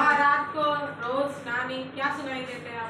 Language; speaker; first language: Hindi; non-native, local second language; Telugu